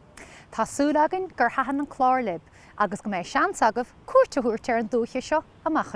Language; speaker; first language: Irish; non-native, local second language; English